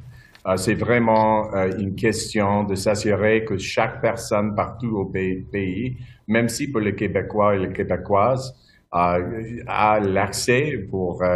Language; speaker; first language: French; non-native, local second language; English